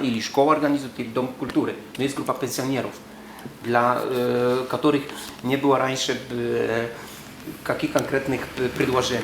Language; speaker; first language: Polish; non-native, learner; Russian